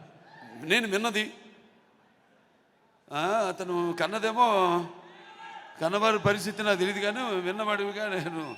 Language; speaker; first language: Telugu; native; Telugu